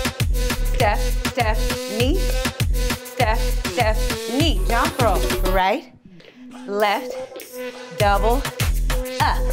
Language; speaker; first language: English; native; English